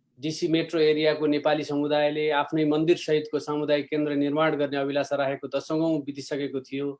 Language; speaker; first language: Nepali; native; Nepali